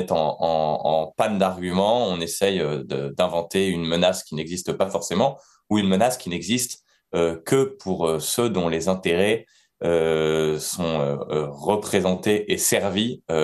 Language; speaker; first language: French; native; French